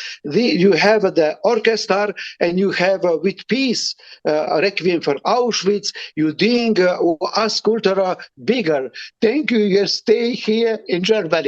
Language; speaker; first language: English; non-native, learner; Romany